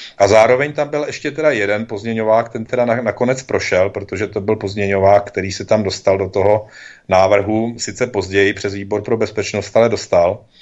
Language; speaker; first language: Czech; native; Czech